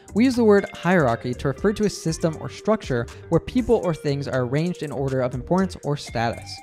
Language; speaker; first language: English; native; English